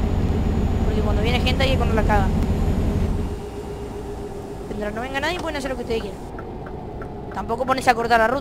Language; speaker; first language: Spanish; native; Spanish